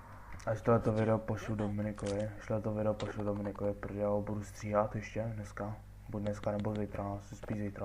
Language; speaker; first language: Czech; native; Czech